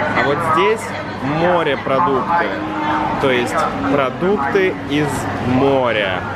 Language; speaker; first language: Russian; native; Russian